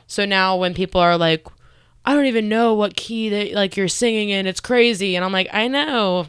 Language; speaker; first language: English; native; English